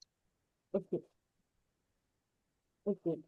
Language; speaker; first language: English; non-native, learner; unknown